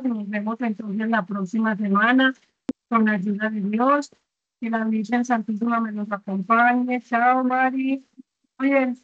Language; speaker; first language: Spanish; native; Spanish